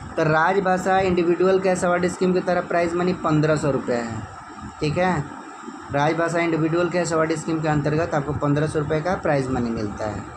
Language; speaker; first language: Hindi; native; Hindi